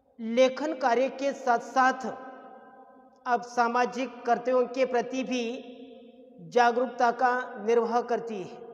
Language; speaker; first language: Hindi; non-native, local second language; Marathi